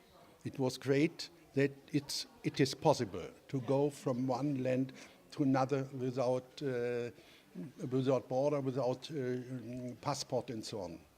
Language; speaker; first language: English; non-native, learner; German